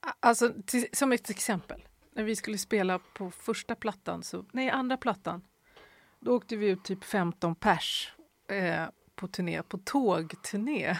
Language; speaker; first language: Swedish; native; Swedish